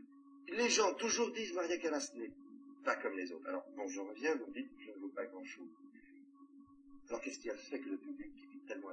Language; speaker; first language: French; native; French